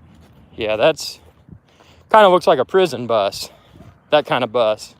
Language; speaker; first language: English; native; English